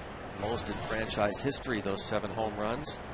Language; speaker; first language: English; native; English